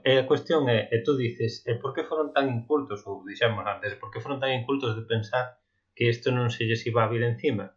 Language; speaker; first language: Galician; non-native, local second language; Spanish